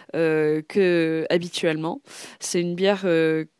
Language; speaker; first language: French; non-native, fluent; English